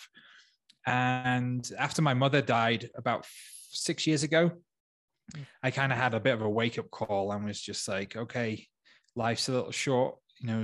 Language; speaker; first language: English; native; English